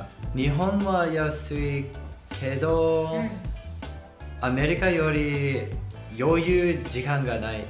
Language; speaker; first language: Japanese; non-native, learner; English